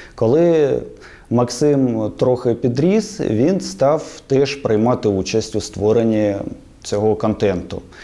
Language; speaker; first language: Ukrainian; non-native, local second language; Russian